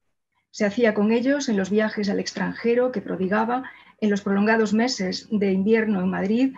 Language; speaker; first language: Spanish; native; Spanish